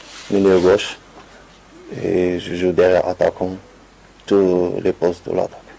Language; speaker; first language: French; non-native, local second language; Arabic